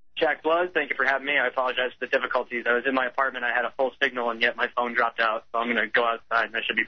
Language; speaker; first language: English; native; English